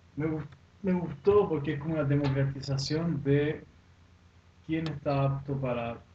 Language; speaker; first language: Spanish; native; Spanish